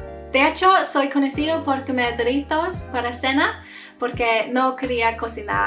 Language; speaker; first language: Spanish; non-native, learner; English